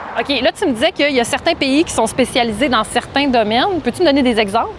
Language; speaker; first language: French; native; French